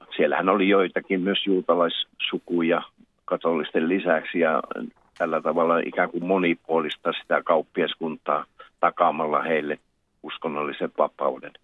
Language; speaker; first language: Finnish; native; Finnish